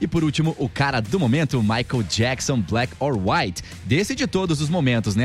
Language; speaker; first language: Portuguese; native; Portuguese